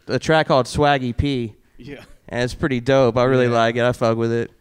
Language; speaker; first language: English; native; English